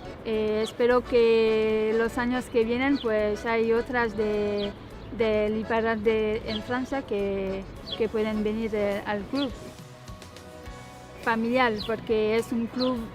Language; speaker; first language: Spanish; non-native, fluent; French